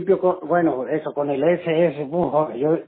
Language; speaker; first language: Spanish; native; Spanish